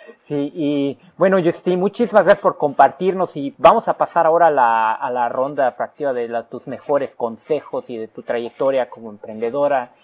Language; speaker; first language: Spanish; native; Spanish